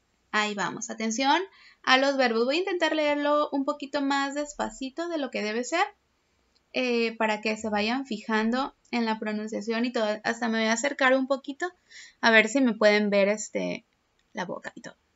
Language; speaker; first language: Spanish; native; Spanish